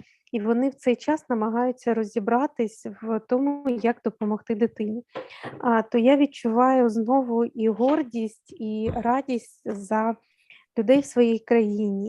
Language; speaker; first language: Ukrainian; native; Ukrainian